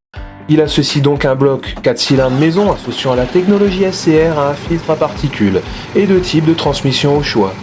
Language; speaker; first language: French; native; French